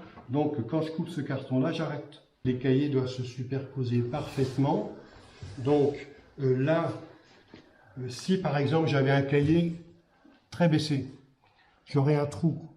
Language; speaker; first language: French; native; French